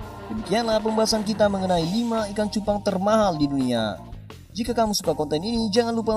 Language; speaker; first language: Indonesian; native; Indonesian